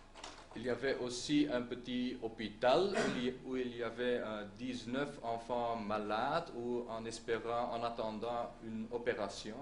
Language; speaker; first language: French; non-native, local second language; Dutch